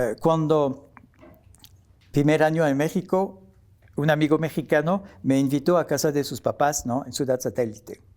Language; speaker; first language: Spanish; non-native, fluent; French